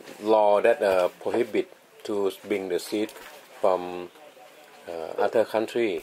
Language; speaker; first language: English; non-native, learner; Thai